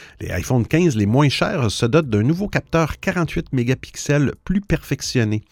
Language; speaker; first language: French; native; French